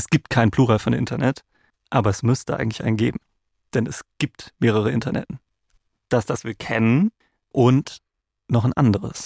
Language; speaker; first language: German; native; German